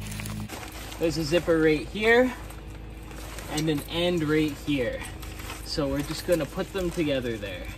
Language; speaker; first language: English; native; English